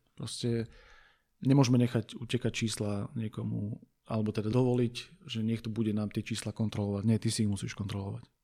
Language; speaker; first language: Slovak; native; Slovak